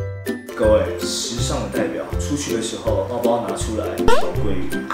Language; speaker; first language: Chinese; native; Chinese